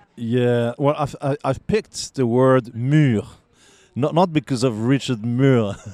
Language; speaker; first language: English; non-native, fluent; French